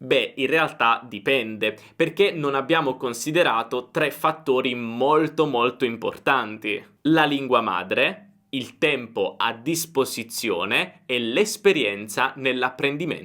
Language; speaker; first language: Italian; native; Italian